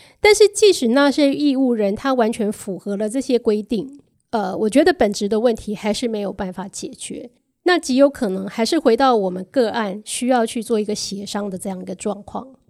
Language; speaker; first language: Chinese; native; Chinese